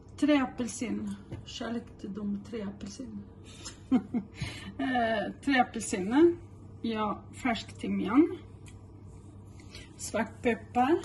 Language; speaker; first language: Swedish; non-native, local second language; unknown